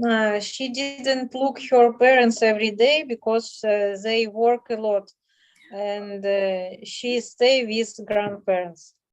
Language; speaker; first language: English; non-native, learner; Russian